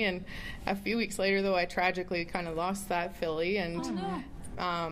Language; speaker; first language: English; native; English